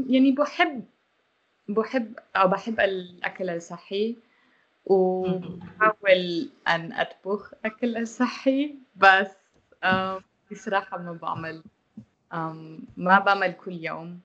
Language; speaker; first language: Arabic; non-native, learner; German